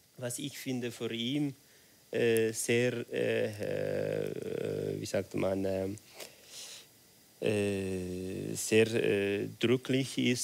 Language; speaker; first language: German; non-native, learner; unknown